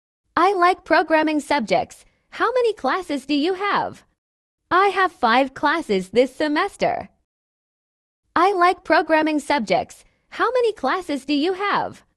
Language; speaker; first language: English; non-native, fluent; Burmese